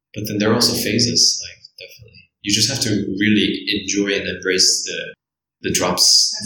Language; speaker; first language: English; early bilingual, other home language; Korean